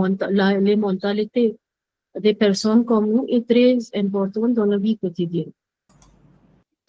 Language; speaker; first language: French; non-native, learner; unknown